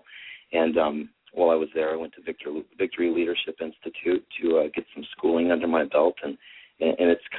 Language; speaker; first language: English; native; English